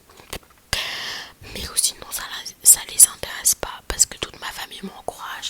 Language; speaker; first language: French; native; French